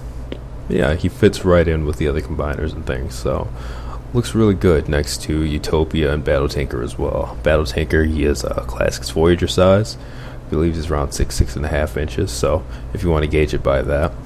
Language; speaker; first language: English; native; English